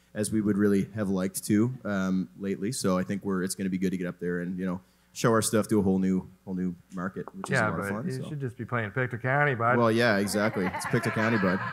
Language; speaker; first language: English; native; English